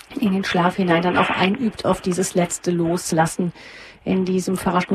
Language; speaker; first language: German; native; German